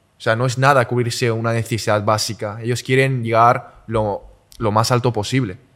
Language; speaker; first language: Spanish; early bilingual, other home language; Chinese